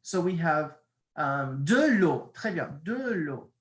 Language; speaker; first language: French; non-native, fluent; English